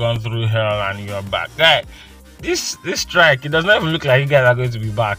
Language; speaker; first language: English; non-native, local second language; Yoruba